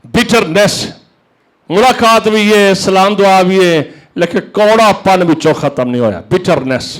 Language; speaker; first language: Urdu; non-native, local second language; Punjabi